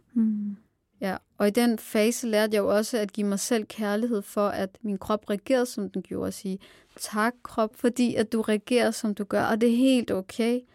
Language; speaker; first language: Danish; early bilingual, other home language; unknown